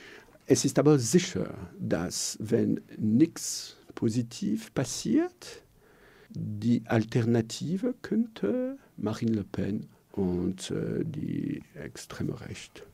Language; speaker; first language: German; non-native, local second language; French